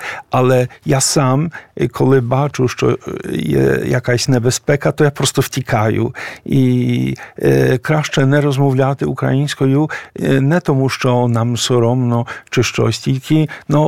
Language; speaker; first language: Ukrainian; non-native, fluent; Polish